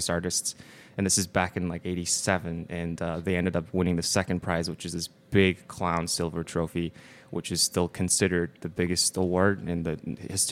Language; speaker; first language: English; non-native, fluent; Mongolian